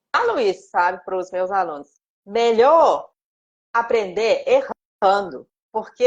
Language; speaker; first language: Portuguese; non-native, fluent; Japanese